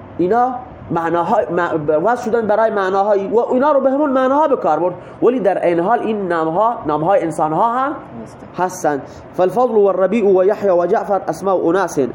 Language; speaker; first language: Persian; non-native, local second language; Baluchi